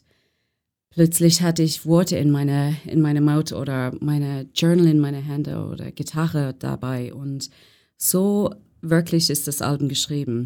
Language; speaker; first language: German; non-native, learner; English